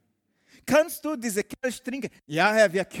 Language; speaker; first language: German; non-native, fluent; Portuguese